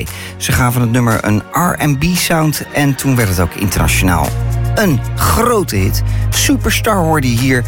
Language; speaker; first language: Dutch; native; Dutch